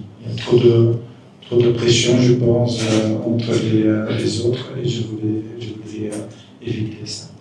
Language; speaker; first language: French; non-native, fluent; Dutch